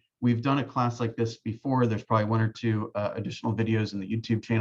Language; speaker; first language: English; native; English